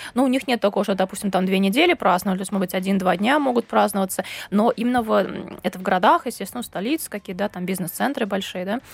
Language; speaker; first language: Russian; native; Russian